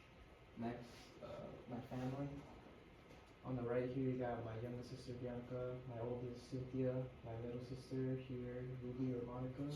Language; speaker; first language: English; early bilingual, other home language; Spanish